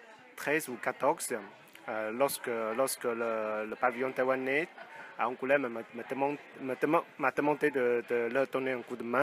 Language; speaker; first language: French; non-native, fluent; Chinese